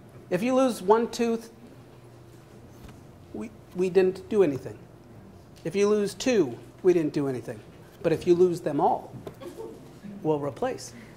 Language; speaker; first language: English; early bilingual, other home language; Spanish